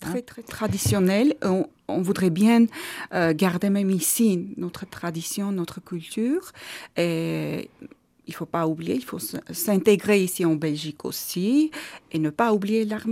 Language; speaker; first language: French; non-native, learner; Armenian